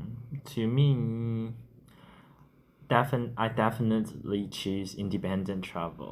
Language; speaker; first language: English; non-native, learner; Chinese